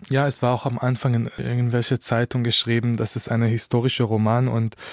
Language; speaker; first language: German; non-native, fluent; Hebrew